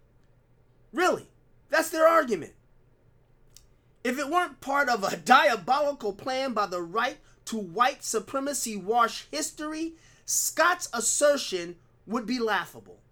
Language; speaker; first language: English; native; English